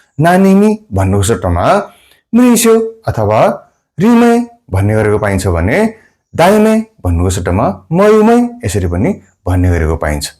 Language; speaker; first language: Nepali; non-native, local second language; Gurung